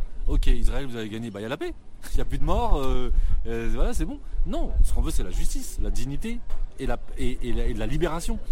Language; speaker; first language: French; native; French